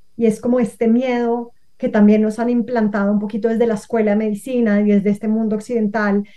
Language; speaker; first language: Spanish; native; Spanish